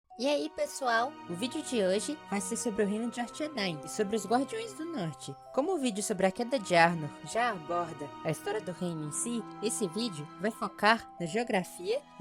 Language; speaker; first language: Portuguese; native; Portuguese